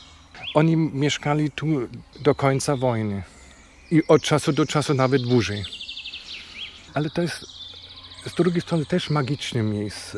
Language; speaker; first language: Polish; non-native, fluent; German